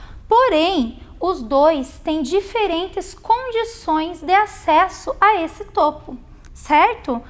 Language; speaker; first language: Portuguese; native; Portuguese